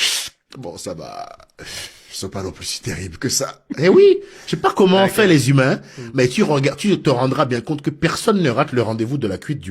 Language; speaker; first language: French; native; French